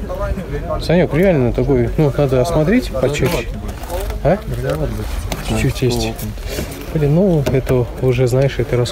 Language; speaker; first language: Russian; native; Russian